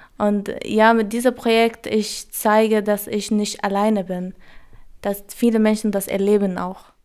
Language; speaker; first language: German; non-native, learner; Arabic